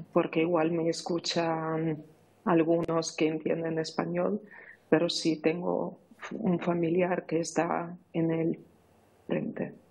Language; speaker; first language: Spanish; non-native, fluent; Ukrainian